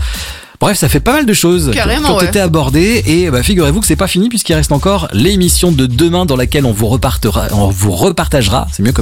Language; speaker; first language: French; native; French